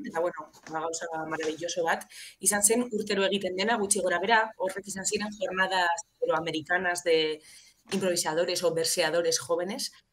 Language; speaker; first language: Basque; non-native, local second language; Spanish